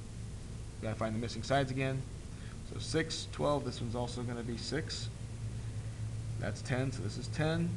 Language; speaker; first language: English; native; English